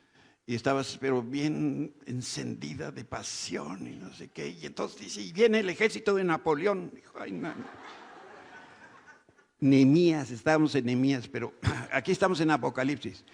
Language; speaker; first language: Spanish; native; Spanish